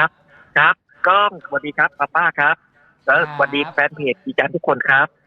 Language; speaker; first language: Thai; native; Thai